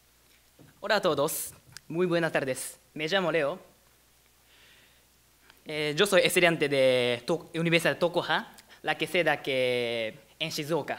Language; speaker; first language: Spanish; non-native, learner; Japanese